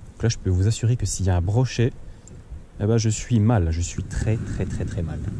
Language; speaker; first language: French; native; French